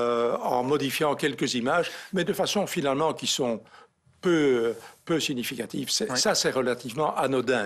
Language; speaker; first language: French; native; French